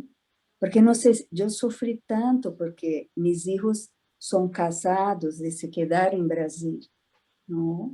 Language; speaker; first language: Spanish; non-native, fluent; Portuguese